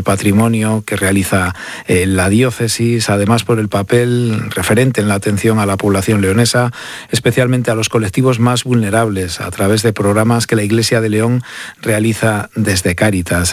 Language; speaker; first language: Spanish; native; Spanish